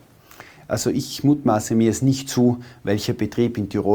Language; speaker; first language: German; native; German